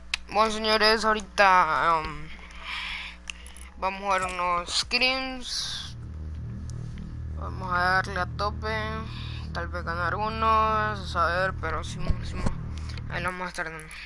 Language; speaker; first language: Spanish; early bilingual, heritage; Spanish